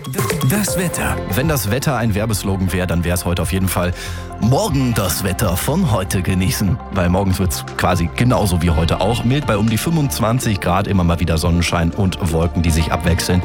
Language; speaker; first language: German; native; German